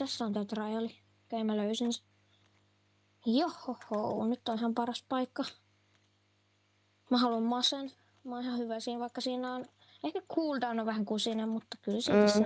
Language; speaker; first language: Finnish; native; Finnish